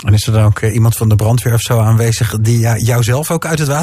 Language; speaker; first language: Dutch; native; Dutch